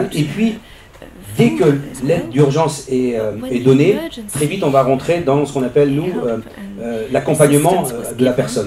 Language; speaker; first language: French; native; French